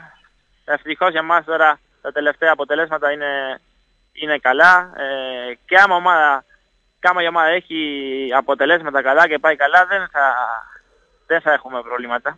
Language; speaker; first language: Greek; non-native, fluent; Italian